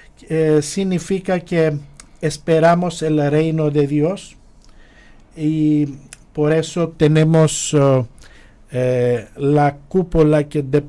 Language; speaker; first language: Spanish; non-native, fluent; Greek